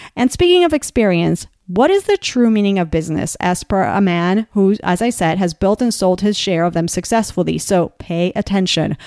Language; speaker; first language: English; non-native, fluent; Spanish